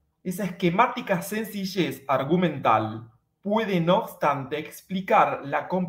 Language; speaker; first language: Spanish; native; Spanish